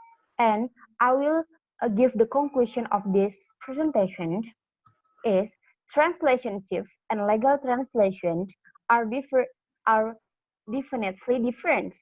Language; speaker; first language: English; non-native, learner; Indonesian